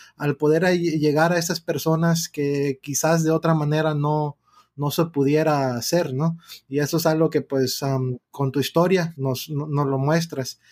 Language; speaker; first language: Spanish; early bilingual, heritage; Spanish